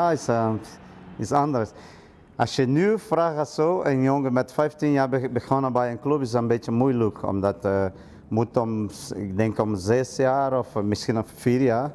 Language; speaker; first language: Dutch; non-native, learner; Portuguese